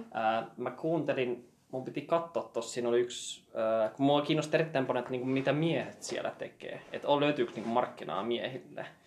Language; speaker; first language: Finnish; non-native, local second language; Swedish